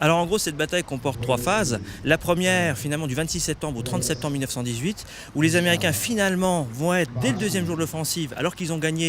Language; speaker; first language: French; native; French